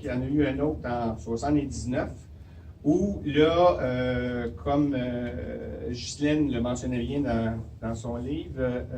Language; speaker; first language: French; native; French